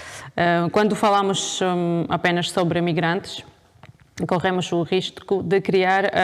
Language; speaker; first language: Portuguese; non-native, fluent; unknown